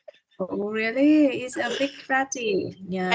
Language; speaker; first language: English; non-native, learner; Vietnamese